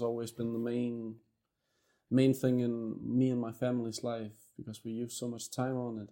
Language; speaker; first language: English; non-native, fluent; Danish